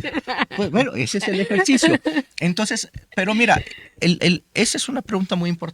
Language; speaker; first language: Spanish; native; Spanish